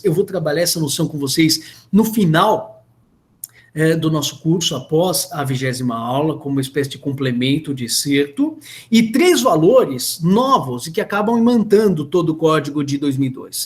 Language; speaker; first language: Portuguese; native; Portuguese